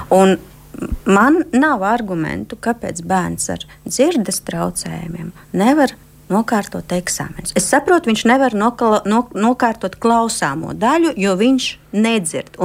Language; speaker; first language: Latvian; native; Latvian